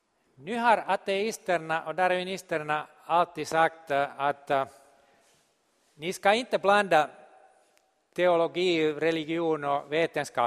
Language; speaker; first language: Swedish; non-native, local second language; Finnish